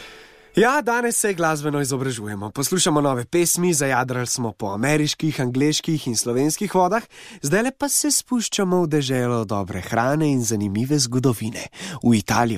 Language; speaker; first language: Slovenian; native; Slovenian